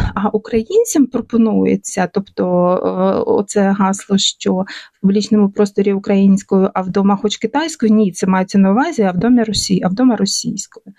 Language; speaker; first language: Ukrainian; non-native, local second language; Russian